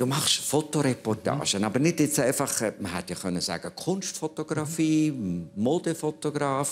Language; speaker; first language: German; native; German